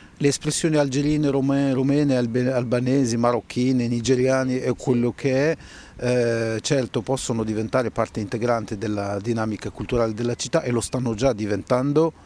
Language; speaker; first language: Italian; non-native, fluent; Arabic